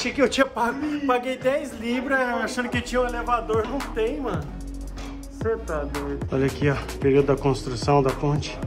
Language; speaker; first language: Portuguese; native; Portuguese